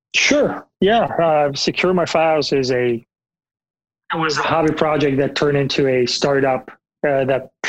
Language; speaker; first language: English; non-native, fluent; Bulgarian